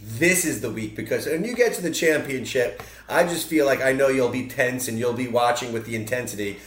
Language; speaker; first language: English; native; English